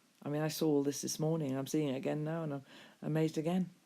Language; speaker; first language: English; native; English